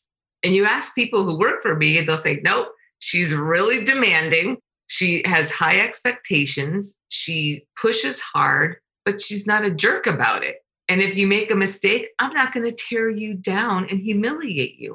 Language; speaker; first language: English; native; English